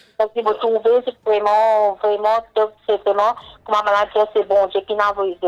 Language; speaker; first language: French; non-native, local second language; Morisyen